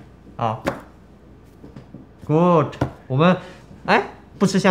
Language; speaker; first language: Chinese; native; Chinese